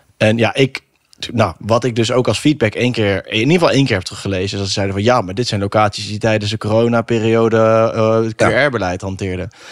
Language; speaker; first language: Dutch; native; Dutch